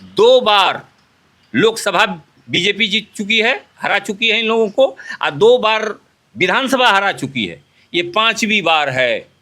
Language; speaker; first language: Hindi; native; Hindi